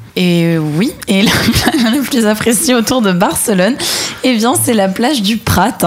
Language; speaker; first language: French; native; French